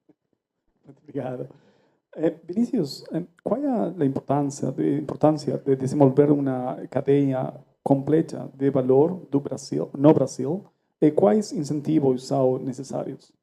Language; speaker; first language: Portuguese; non-native, fluent; Spanish